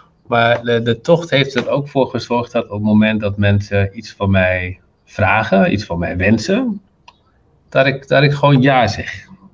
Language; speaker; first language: Dutch; non-native, fluent; Arabic